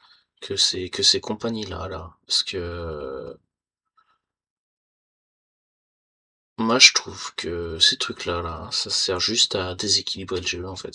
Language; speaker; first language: French; native; French